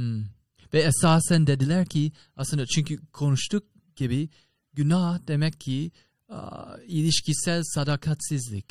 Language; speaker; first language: Turkish; non-native, fluent; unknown